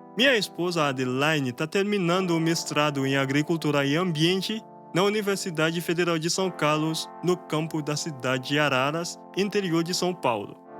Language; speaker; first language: Portuguese; non-native, fluent; Haitian Creole